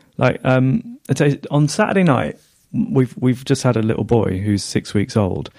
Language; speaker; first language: English; native; English